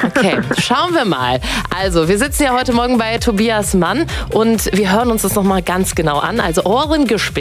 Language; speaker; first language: German; native; German